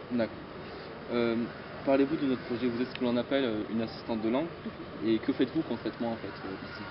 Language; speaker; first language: French; native; French